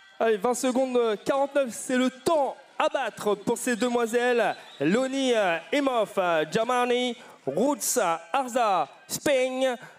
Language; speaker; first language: French; native; French